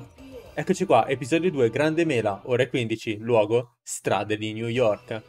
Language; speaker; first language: Italian; native; Italian